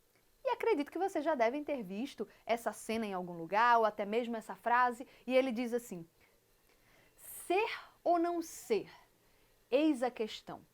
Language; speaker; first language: Portuguese; native; Portuguese